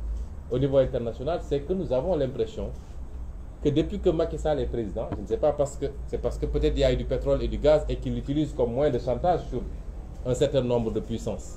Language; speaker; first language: French; non-native, local second language; Wolof